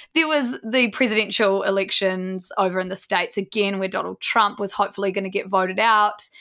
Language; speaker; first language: English; native; English